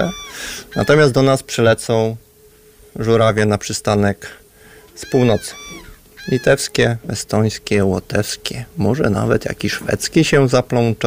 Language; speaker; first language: Polish; native; Polish